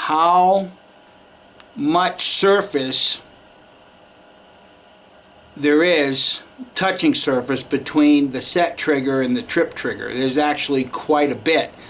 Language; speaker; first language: English; native; English